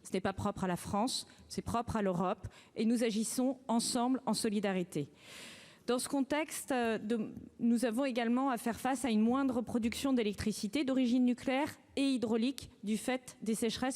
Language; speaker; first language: French; native; French